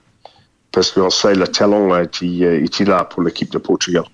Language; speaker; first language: French; non-native, fluent; English